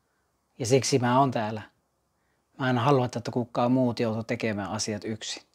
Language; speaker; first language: Finnish; non-native, fluent; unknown